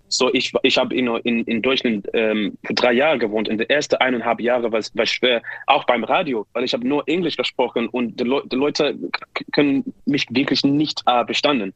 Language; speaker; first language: German; non-native, learner; English